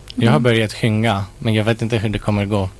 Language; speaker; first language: Swedish; non-native, local second language; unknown